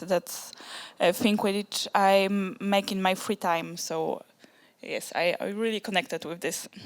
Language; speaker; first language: English; non-native, learner; Polish